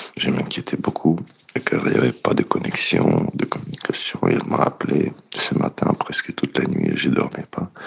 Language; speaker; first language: French; non-native, fluent; Ukrainian